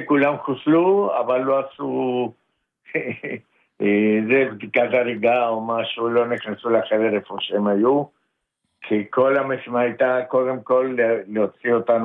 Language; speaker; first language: Hebrew; non-native, fluent; Spanish